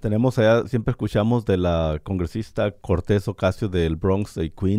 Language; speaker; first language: Spanish; native; Spanish